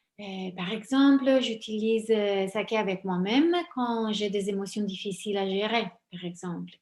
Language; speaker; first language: French; non-native, fluent; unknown